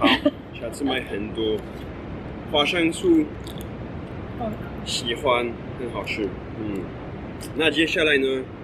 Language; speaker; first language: Chinese; non-native, fluent; French